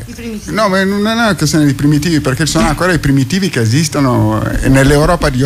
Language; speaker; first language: Italian; non-native, fluent; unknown